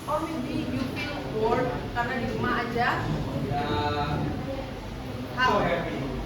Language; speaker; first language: English; non-native, fluent; Indonesian